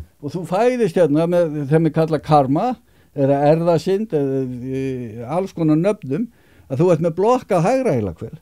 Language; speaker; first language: Icelandic; native; Icelandic